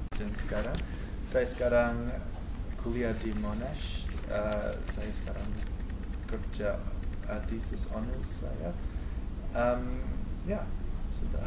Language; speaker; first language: Indonesian; non-native, fluent; English